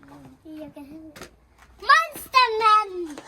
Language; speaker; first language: Danish; early bilingual, other home language; Vietnamese